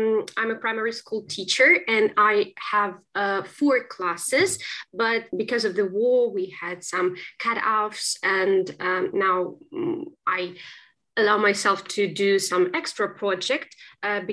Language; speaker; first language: English; non-native, fluent; Ukrainian